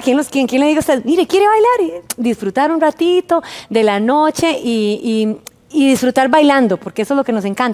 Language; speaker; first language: Spanish; native; Spanish